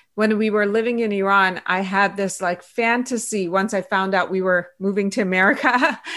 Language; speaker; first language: English; early bilingual, other home language; Persian